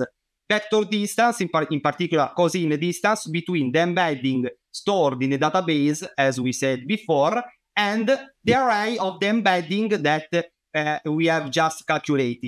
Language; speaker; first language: English; non-native, fluent; Italian